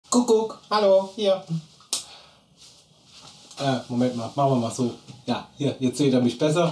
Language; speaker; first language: German; native; German